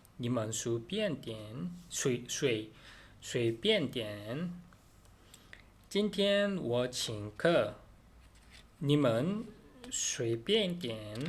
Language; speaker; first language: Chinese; non-native, learner; Korean